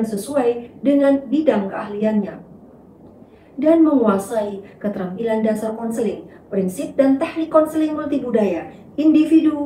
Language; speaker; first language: Indonesian; native; Indonesian